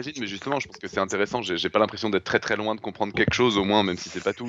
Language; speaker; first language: French; native; French